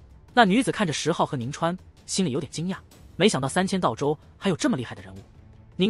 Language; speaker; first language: Chinese; native; Chinese